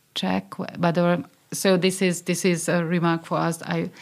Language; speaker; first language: English; non-native, fluent; Hungarian